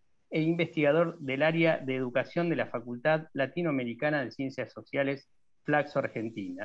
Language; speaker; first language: Spanish; native; Spanish